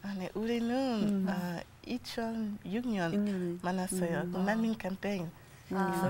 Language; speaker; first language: Korean; non-native, learner; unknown